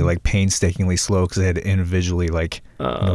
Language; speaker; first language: English; native; English